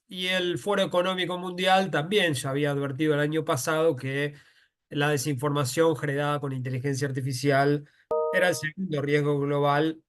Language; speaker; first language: Spanish; native; Spanish